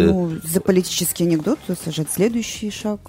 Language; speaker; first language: Russian; native; Russian